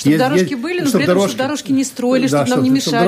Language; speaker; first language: Russian; native; Russian